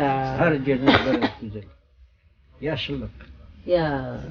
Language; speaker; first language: Turkish; non-native, learner; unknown